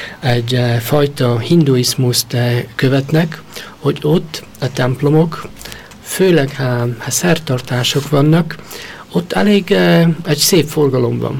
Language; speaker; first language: Hungarian; early bilingual, heritage; Hungarian